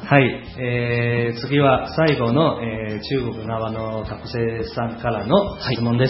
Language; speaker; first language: Japanese; non-native, fluent; Chinese